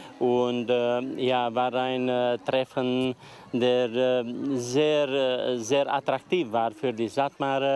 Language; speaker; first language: German; non-native, local second language; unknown